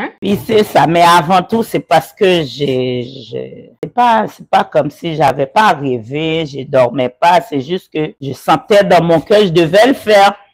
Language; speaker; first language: French; non-native, local second language; Haitian Creole